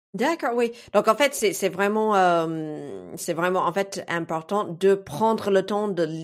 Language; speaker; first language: French; non-native, fluent; English